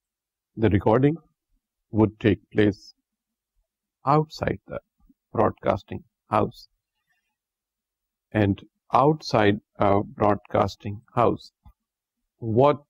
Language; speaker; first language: English; non-native, local second language; Urdu